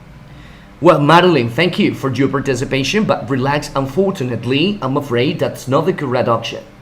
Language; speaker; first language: English; non-native, fluent; Spanish